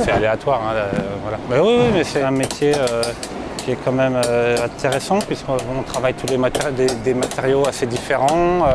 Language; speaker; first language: French; native; French